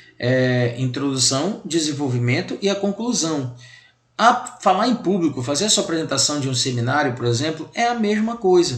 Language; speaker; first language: Portuguese; native; Portuguese